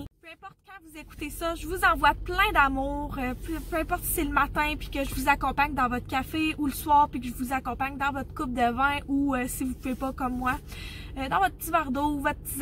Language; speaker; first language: French; native; French